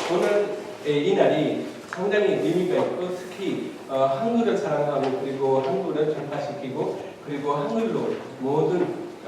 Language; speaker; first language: Korean; non-native, fluent; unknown